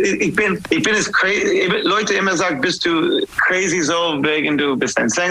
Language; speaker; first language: German; non-native, learner; English